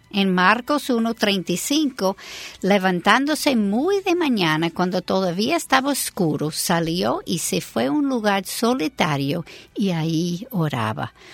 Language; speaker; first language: Spanish; non-native, fluent; English